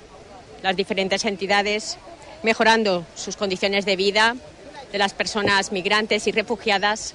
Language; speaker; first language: Spanish; native; Spanish